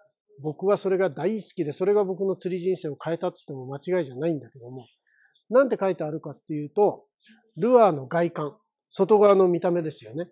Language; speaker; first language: Japanese; native; Japanese